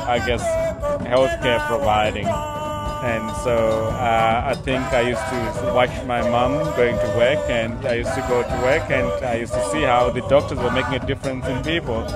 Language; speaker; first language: English; non-native, local second language; Shona